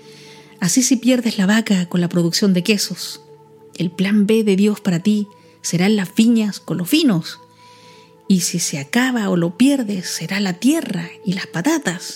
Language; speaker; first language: Spanish; native; Spanish